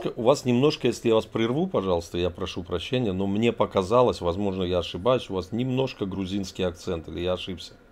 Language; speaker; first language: Russian; native; Russian